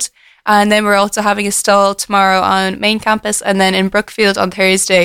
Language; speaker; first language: English; native; English